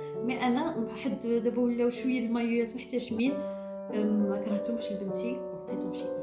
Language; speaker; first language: Arabic; native; Arabic